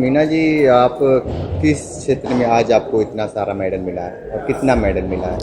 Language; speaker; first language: Hindi; native; Hindi